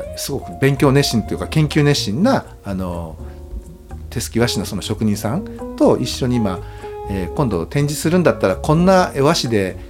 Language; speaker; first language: Japanese; native; Japanese